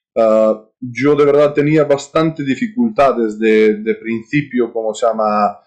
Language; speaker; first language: Spanish; non-native, fluent; Serbian